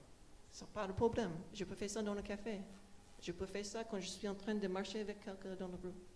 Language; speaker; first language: French; non-native, fluent; English